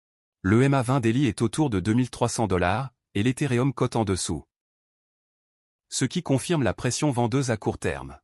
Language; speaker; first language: French; native; French